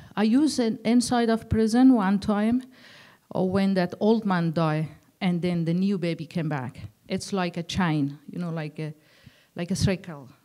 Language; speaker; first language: English; non-native, learner; Persian